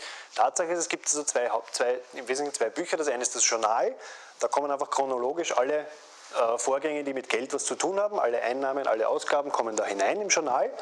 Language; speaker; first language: German; native; German